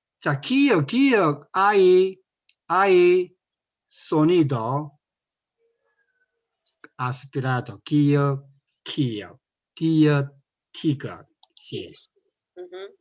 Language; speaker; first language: Spanish; non-native, learner; Korean